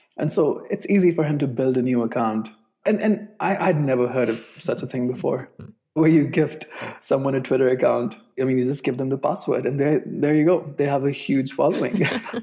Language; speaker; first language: English; non-native, local second language; Urdu